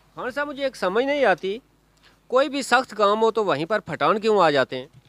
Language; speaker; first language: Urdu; non-native, local second language; Punjabi